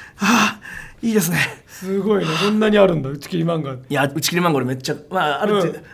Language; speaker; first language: Japanese; native; Japanese